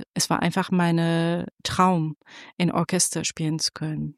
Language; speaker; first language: German; non-native, fluent; Persian